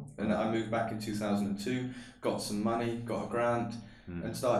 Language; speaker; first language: English; native; English